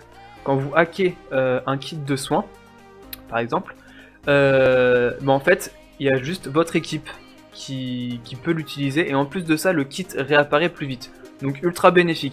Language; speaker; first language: French; native; French